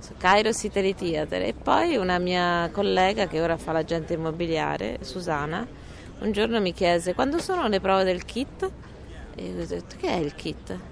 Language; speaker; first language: Italian; native; Italian